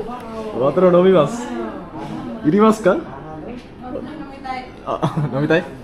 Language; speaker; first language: Japanese; non-native, learner; Sinhala